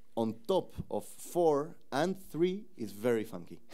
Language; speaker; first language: English; non-native, fluent; Spanish